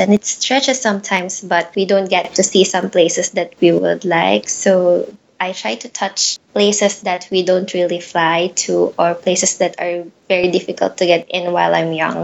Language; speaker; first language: English; non-native, local second language; Pampanga